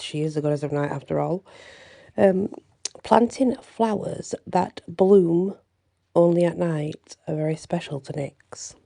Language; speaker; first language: English; native; English